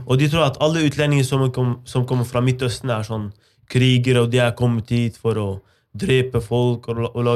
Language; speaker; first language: Norwegian; non-native, fluent; Arabic